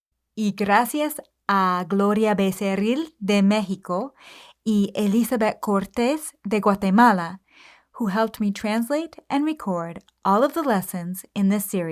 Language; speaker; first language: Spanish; non-native, fluent; English